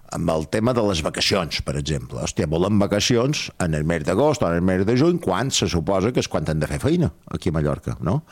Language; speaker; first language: Catalan; native; Catalan